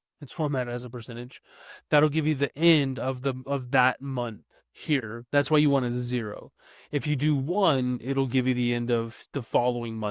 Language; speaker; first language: English; native; English